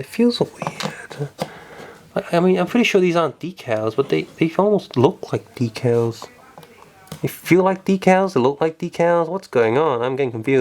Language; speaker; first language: English; native; English